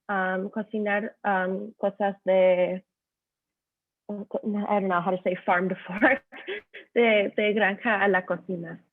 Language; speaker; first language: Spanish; early bilingual, heritage; Spanish